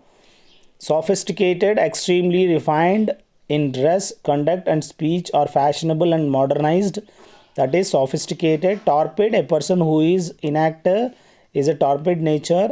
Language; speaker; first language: English; non-native, local second language; Telugu